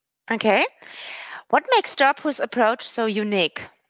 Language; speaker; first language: English; non-native, fluent; German